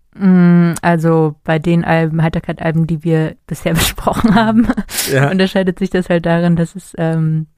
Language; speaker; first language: German; native; German